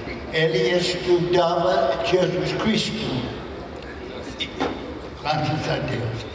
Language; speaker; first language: Portuguese; non-native, fluent; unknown